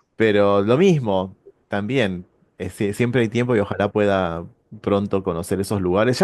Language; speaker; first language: Spanish; native; Spanish